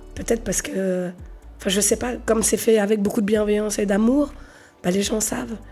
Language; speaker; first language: French; native; French